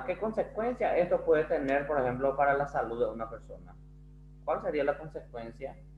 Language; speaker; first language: Spanish; non-native, fluent; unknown